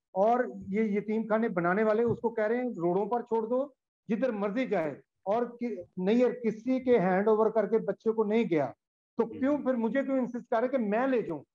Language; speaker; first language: Urdu; native; Urdu